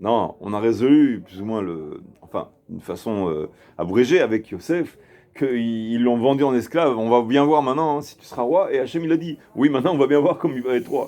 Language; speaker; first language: French; native; French